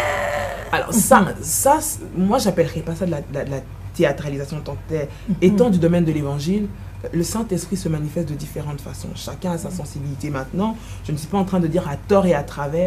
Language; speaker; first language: French; non-native, local second language; Lingala